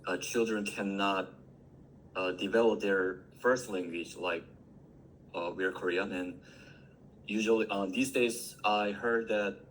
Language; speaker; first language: English; non-native, learner; Korean